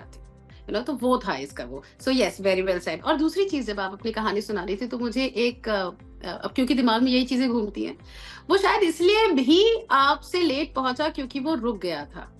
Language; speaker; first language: Hindi; native; Hindi